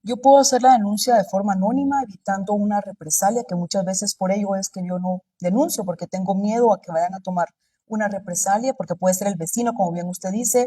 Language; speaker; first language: Spanish; native; Spanish